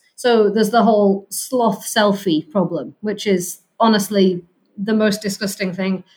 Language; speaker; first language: English; native; English